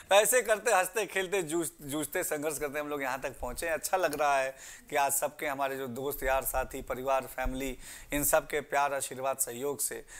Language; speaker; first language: Hindi; native; Hindi